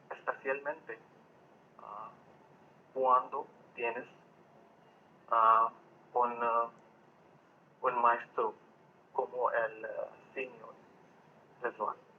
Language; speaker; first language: Spanish; non-native, learner; Hindi